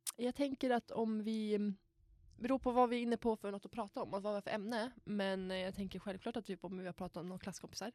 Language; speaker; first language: Swedish; native; Swedish